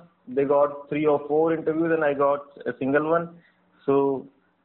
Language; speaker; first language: English; non-native, local second language; Hindi